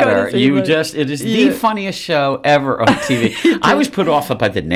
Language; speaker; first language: English; native; English